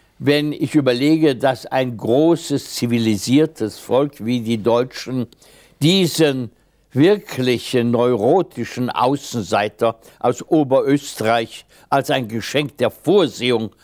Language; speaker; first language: German; native; German